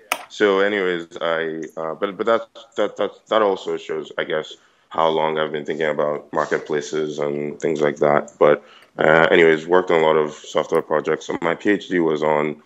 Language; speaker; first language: English; non-native, local second language; Yoruba